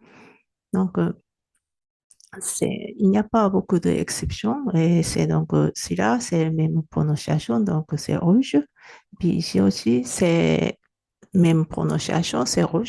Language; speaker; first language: French; non-native, fluent; Japanese